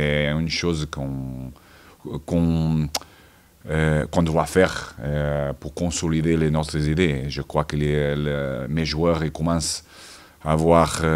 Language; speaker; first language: French; non-native, fluent; Portuguese